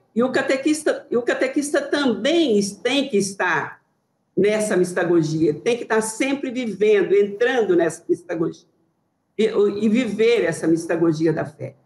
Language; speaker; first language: Portuguese; native; Portuguese